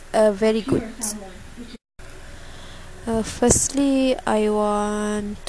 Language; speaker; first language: English; non-native, learner; Malay